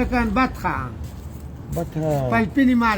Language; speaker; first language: Arabic; non-native, learner; Pashto